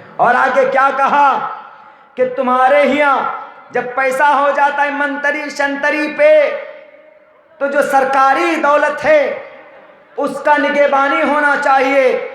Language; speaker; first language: Urdu; native; Urdu